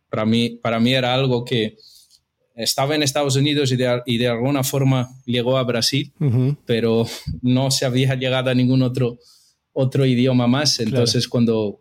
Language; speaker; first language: Spanish; non-native, fluent; Portuguese